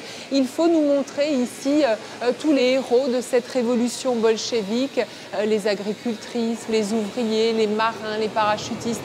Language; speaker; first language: French; native; French